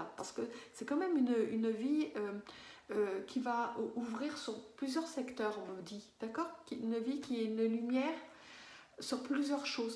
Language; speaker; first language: French; native; French